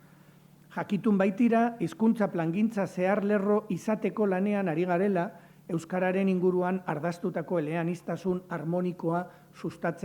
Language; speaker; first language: Basque; native; Basque